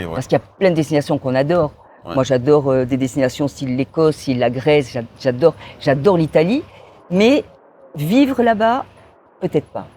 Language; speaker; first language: French; native; French